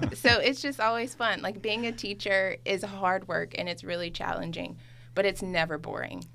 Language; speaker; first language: English; native; English